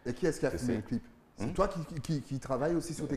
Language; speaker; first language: French; native; French